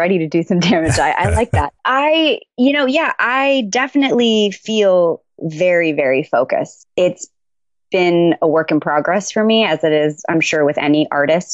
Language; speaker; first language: English; native; English